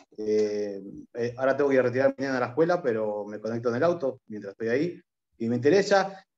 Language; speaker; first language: Spanish; native; Spanish